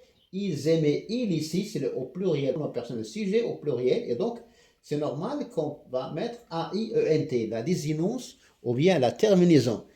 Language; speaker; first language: French; non-native, local second language; Arabic